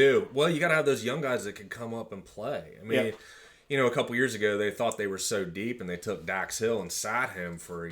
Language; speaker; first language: English; native; English